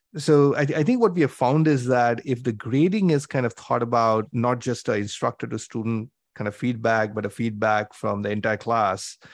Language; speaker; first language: English; non-native, local second language; Bangla